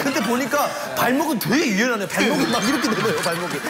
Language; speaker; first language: Korean; native; Korean